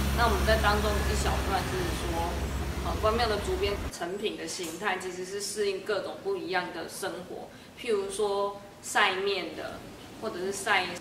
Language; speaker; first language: Chinese; native; Chinese